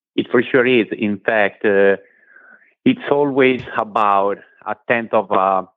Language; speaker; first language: English; non-native, fluent; Italian